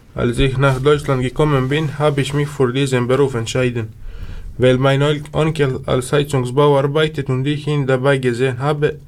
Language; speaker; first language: German; non-native, fluent; Serbian